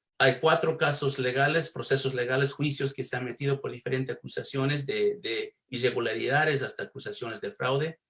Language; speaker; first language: Spanish; early bilingual, heritage; Spanish